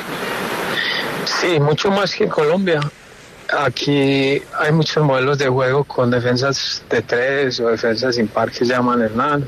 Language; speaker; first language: Spanish; native; Spanish